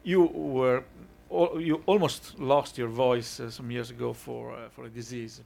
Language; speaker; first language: English; non-native, fluent; Italian